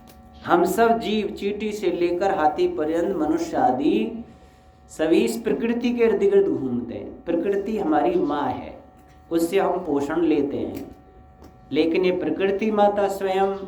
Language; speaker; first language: Hindi; native; Hindi